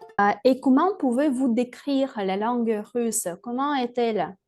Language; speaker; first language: French; non-native, fluent; Russian